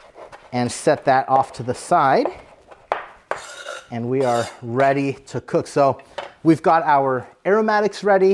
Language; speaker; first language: English; native; English